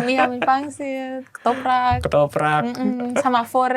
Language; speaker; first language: Indonesian; non-native, learner; German